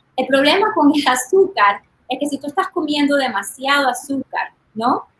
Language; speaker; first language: Spanish; early bilingual, heritage; Spanish